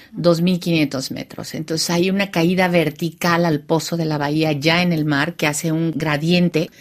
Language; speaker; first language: Spanish; native; Spanish